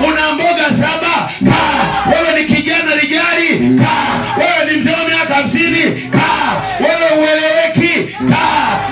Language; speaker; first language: Swahili; native; Swahili